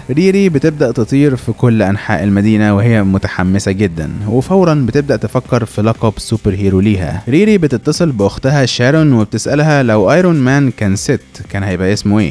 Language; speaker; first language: Arabic; native; Arabic